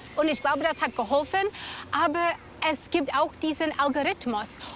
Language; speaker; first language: German; non-native, fluent; English